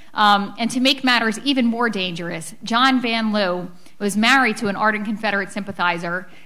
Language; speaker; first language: English; native; English